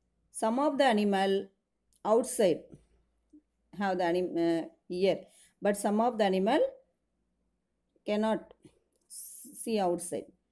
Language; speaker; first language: English; non-native, local second language; Tamil